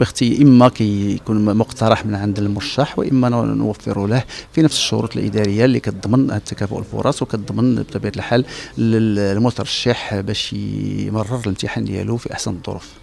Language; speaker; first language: Arabic; native; Arabic